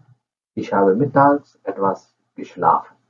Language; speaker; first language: German; non-native, fluent; Urdu